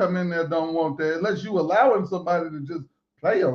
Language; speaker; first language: English; native; English